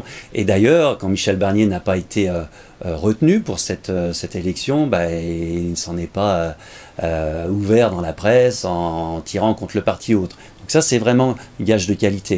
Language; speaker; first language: French; native; French